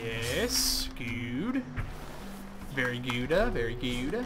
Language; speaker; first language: English; native; English